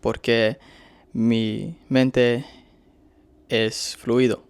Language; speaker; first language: Spanish; non-native, learner; English